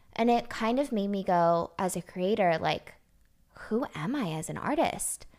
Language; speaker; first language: English; native; English